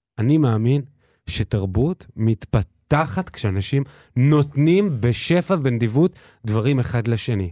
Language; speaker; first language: Hebrew; native; Hebrew